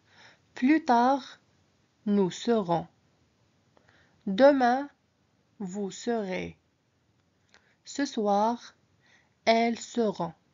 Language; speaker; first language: French; non-native, local second language; Arabic